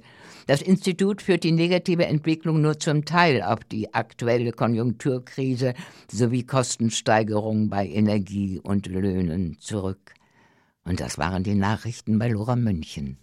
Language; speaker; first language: German; native; German